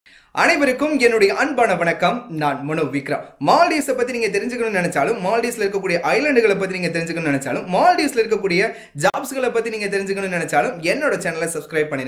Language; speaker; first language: Tamil; native; Tamil